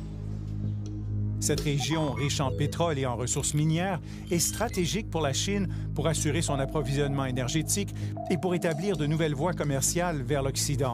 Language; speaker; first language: French; native; French